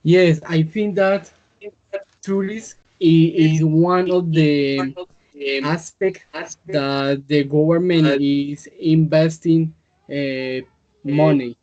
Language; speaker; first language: English; non-native, learner; Spanish